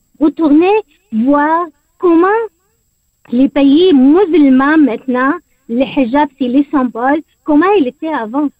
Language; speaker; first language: French; non-native, learner; Arabic